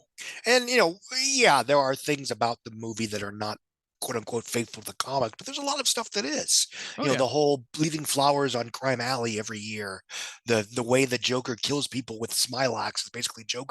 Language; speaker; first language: English; native; English